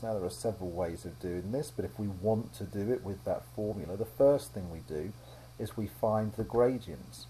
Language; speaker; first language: English; native; English